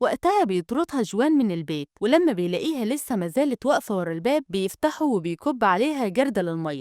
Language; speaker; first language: Arabic; native; Arabic